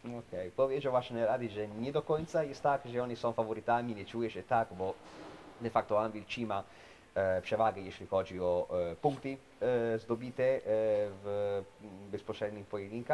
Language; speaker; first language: Polish; non-native, fluent; Italian